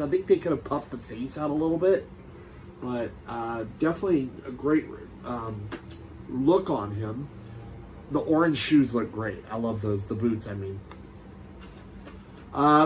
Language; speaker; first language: English; native; English